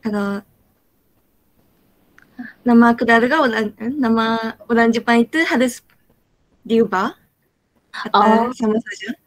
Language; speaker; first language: Indonesian; non-native, learner; Japanese